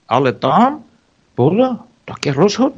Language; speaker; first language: Slovak; non-native, fluent; Armenian